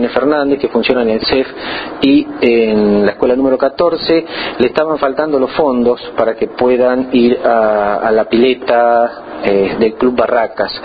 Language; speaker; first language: Spanish; native; Spanish